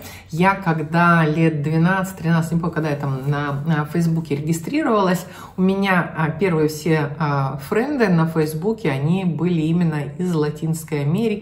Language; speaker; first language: Russian; native; Russian